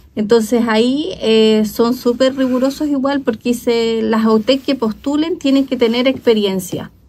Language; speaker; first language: Spanish; native; Spanish